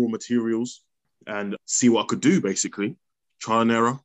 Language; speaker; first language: English; native; English